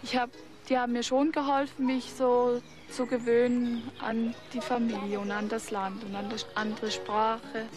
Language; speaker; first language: German; non-native, fluent; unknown